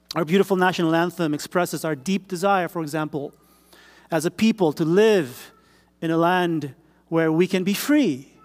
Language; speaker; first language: English; non-native, local second language; Filipino